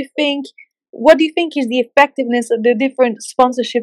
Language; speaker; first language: English; native; English